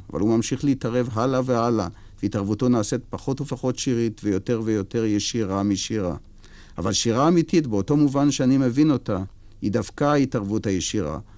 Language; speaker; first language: Hebrew; native; Hebrew